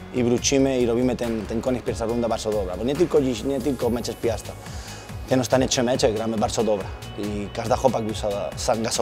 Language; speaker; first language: Polish; non-native, learner; Spanish